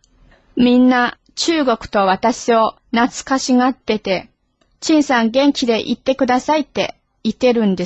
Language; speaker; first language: Japanese; non-native, fluent; Chinese